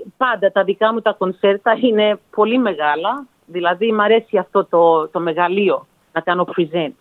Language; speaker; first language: Greek; early bilingual, heritage; Greek